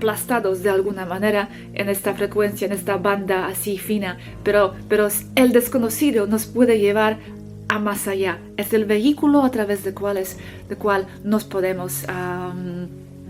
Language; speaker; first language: Spanish; non-native, fluent; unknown